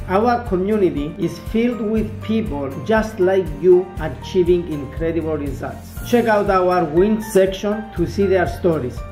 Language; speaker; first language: English; non-native, fluent; Greek